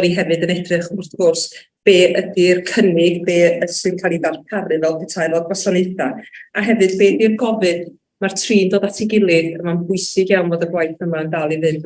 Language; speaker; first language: Welsh; native; Welsh